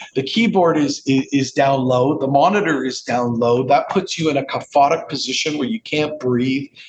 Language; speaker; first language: English; native; English